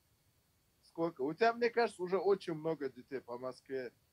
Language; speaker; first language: Russian; non-native, local second language; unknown